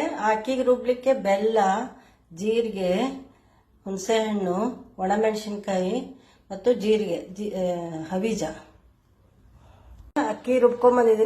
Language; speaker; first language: Kannada; native; Kannada